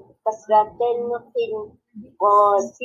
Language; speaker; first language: Arabic; non-native, learner; Bangla